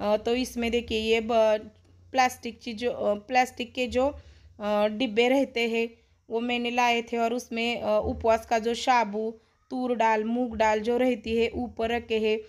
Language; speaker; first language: Hindi; non-native, local second language; Marathi